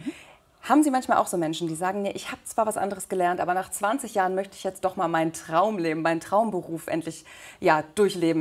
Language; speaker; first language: German; native; German